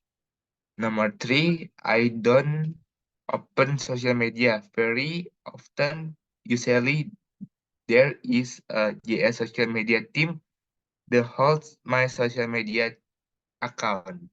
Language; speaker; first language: English; non-native, learner; Indonesian